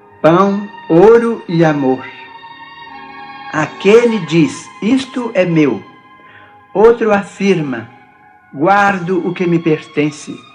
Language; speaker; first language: Portuguese; native; Portuguese